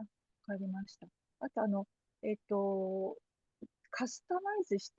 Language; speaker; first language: Japanese; native; Japanese